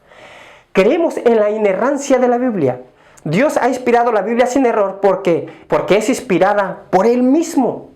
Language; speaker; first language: Spanish; native; Spanish